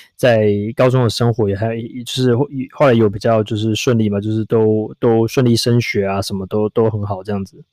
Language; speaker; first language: Chinese; native; Chinese